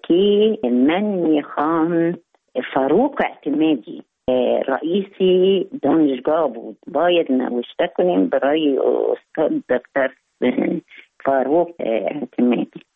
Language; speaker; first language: Persian; non-native, learner; Arabic